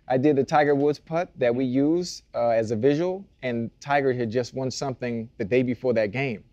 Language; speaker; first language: English; native; English